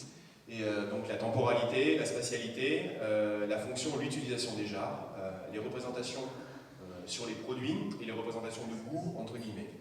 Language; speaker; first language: French; native; French